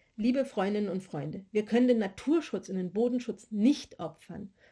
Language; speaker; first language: German; native; German